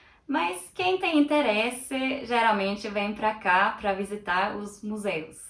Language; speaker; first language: Portuguese; non-native, fluent; Turkish